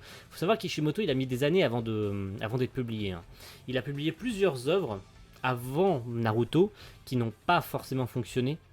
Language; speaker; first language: French; native; French